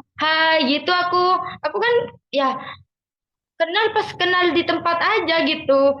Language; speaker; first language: Indonesian; non-native, local second language; Madurese